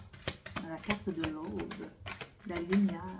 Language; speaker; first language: French; native; French